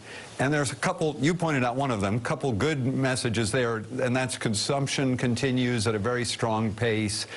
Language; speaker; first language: English; native; English